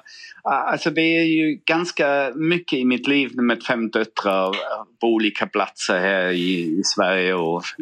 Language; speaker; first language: Swedish; non-native, fluent; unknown